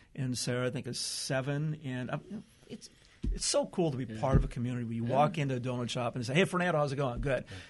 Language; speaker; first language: English; early bilingual, other home language; Portuguese